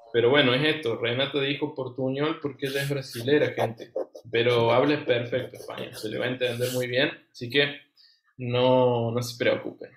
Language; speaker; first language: Spanish; native; Spanish